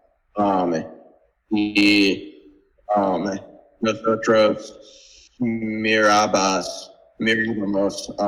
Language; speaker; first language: Spanish; non-native, learner; English